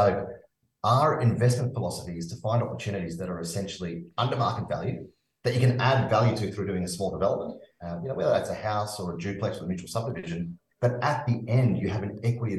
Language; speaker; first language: English; native; English